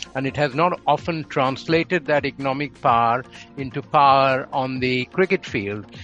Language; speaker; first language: English; non-native, local second language; Bangla